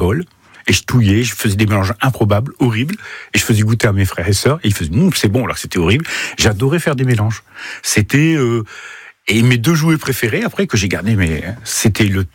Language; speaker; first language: French; native; French